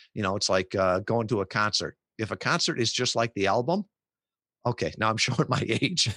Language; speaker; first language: English; native; English